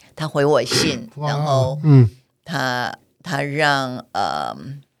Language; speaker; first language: Chinese; native; Chinese